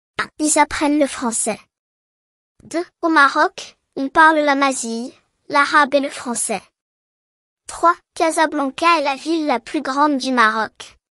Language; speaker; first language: French; non-native, local second language; Arabic